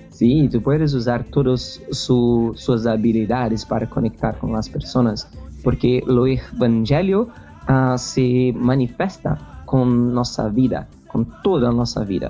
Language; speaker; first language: Spanish; non-native, fluent; Portuguese